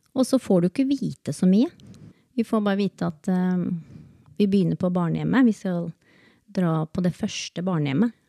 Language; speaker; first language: Norwegian; early bilingual, other home language; Spanish